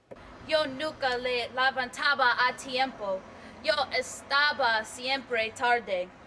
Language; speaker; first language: Spanish; non-native, learner; English